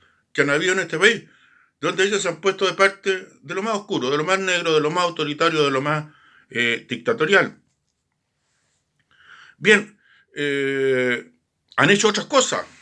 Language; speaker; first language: Spanish; native; Spanish